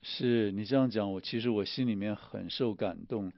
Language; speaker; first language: Chinese; native; Chinese